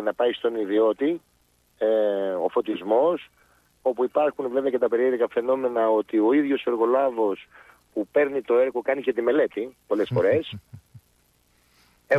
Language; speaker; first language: Greek; native; Greek